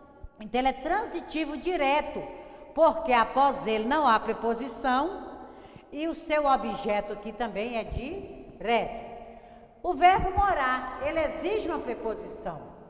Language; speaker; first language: Portuguese; native; Portuguese